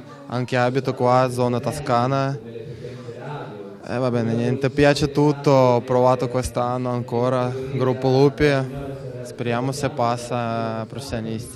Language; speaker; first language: Italian; non-native, learner; Russian